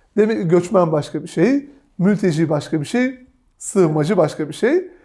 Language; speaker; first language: Turkish; native; Turkish